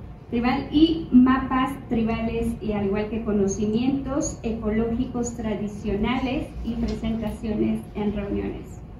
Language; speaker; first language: Spanish; native; Spanish